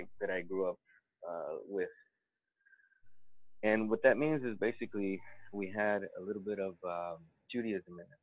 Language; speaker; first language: English; native; English